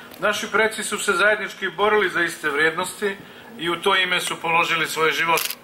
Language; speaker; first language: Serbian; native; Serbian